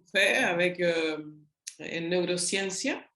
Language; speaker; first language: French; non-native, learner; Spanish